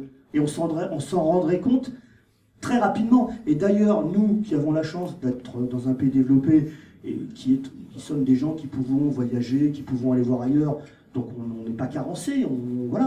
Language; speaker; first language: French; native; French